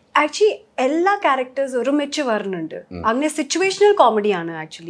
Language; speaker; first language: Malayalam; early bilingual, heritage; Malayalam